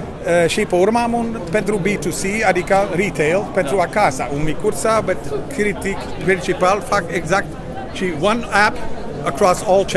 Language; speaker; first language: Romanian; non-native, learner; Dutch